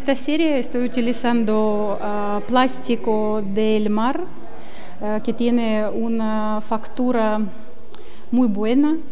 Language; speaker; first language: Spanish; non-native, learner; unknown